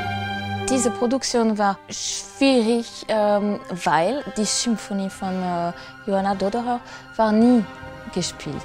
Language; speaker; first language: German; non-native, fluent; French